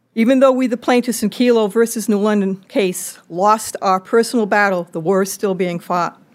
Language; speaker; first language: English; native; English